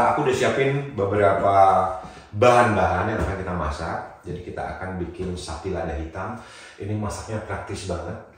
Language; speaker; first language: Indonesian; native; Indonesian